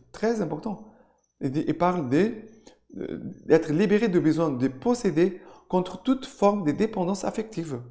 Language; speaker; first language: French; non-native, fluent; Portuguese